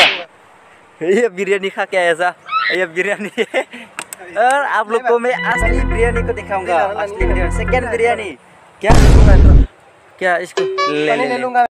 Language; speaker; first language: Hindi; non-native, local second language; Bodo